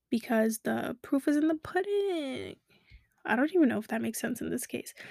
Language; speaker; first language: English; early bilingual, other home language; Kabuverdianu